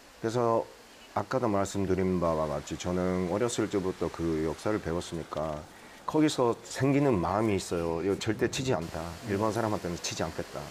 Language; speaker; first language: Korean; early bilingual, heritage; Korean